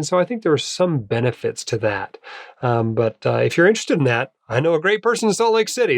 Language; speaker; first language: English; native; English